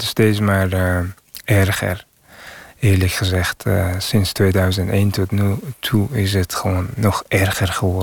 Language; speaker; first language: Dutch; non-native, fluent; Persian